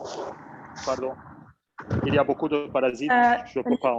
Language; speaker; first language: French; non-native, fluent; Arabic